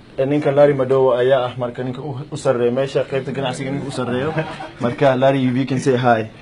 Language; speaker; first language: Somali; early bilingual, heritage; Somali